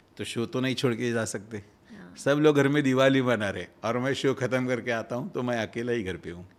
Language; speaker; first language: Hindi; non-native, local second language; Marathi